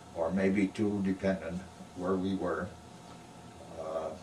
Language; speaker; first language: English; native; English